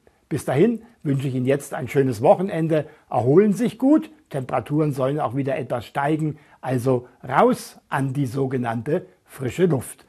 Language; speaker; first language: German; native; German